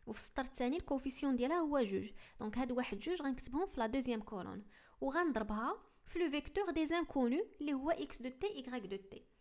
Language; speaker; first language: French; non-native, local second language; Arabic